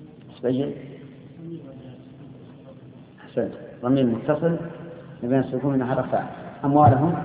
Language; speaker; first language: Arabic; native; Arabic